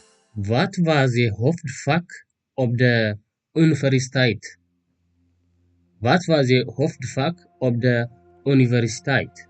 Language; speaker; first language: Dutch; non-native, fluent; Tigrinya